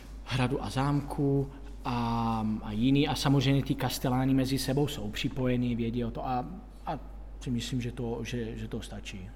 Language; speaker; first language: Czech; non-native, fluent; Italian